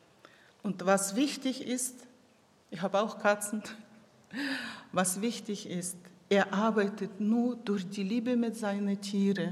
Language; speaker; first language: German; non-native, local second language; Russian